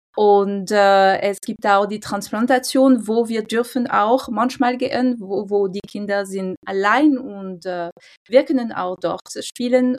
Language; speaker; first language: German; non-native, fluent; French